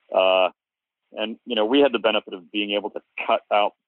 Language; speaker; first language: English; native; English